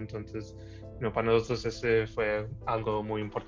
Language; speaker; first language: Spanish; early bilingual, heritage; Spanish